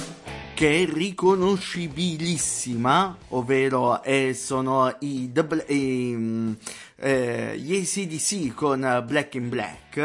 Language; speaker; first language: Italian; native; Italian